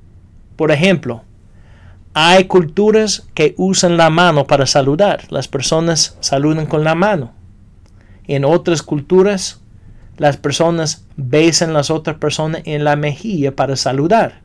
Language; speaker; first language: Spanish; non-native, fluent; English